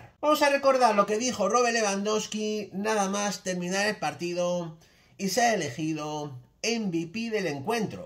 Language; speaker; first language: Spanish; native; Spanish